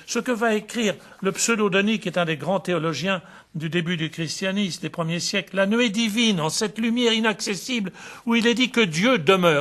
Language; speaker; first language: French; native; French